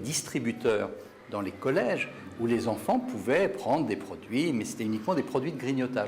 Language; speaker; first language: French; native; French